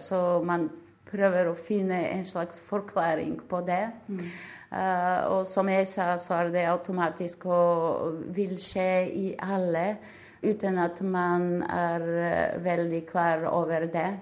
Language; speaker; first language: Norwegian; non-native, fluent; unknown